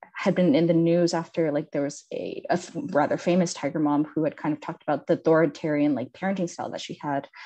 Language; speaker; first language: English; native; English